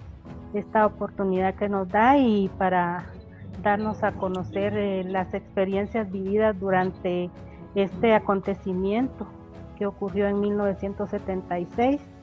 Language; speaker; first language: Spanish; native; Spanish